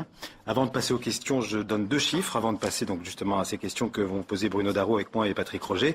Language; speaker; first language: French; native; French